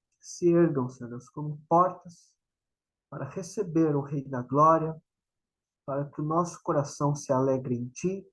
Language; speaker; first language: Portuguese; native; Portuguese